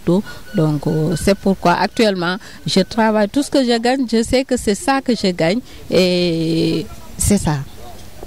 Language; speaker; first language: French; non-native, local second language; Wolof